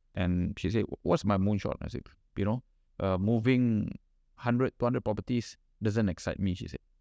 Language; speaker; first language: English; non-native, local second language; Malay